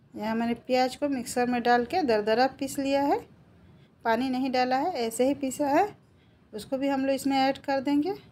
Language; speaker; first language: Hindi; native; Hindi